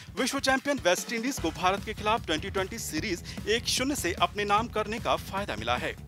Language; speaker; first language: Hindi; native; Hindi